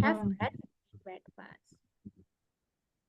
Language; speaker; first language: English; non-native, local second language; Indonesian